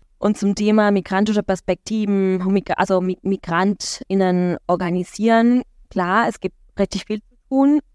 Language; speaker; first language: German; non-native, fluent; Spanish